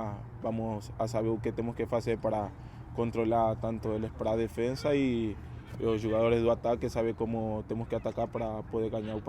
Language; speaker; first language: Portuguese; non-native, fluent; Spanish